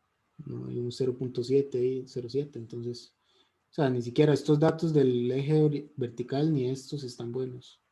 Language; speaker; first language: Spanish; native; Spanish